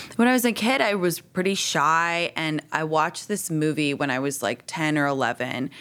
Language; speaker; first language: English; native; English